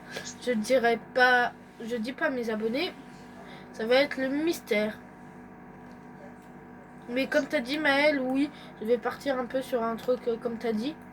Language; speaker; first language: French; native; French